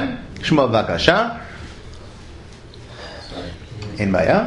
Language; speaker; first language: Hebrew; non-native, fluent; English